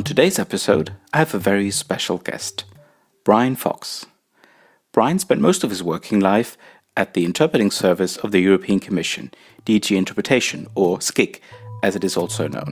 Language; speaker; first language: English; non-native, fluent; German